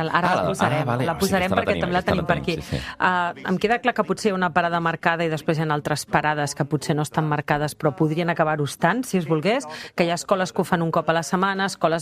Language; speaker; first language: Catalan; native; Catalan